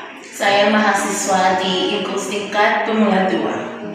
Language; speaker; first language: Indonesian; non-native, learner; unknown